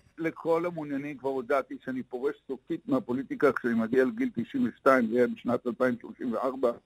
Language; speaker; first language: Hebrew; native; Hebrew